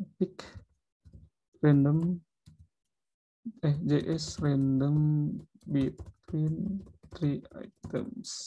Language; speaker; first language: English; non-native, fluent; Indonesian